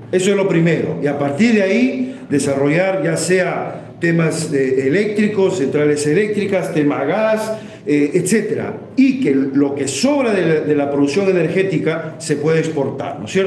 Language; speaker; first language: Spanish; native; Spanish